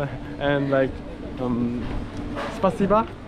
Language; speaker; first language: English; non-native, learner; Korean